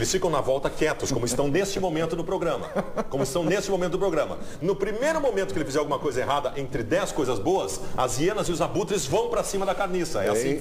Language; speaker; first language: Portuguese; native; Portuguese